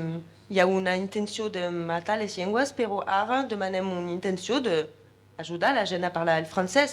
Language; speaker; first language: Catalan; non-native, local second language; French